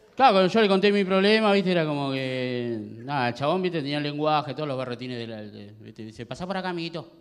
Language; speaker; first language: Spanish; native; Spanish